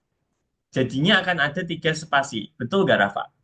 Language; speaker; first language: Indonesian; native; Indonesian